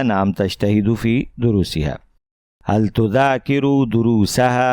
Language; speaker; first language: Arabic; non-native, fluent; Urdu